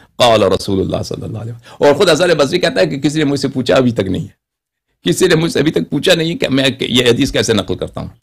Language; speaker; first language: Urdu; non-native, local second language; Persian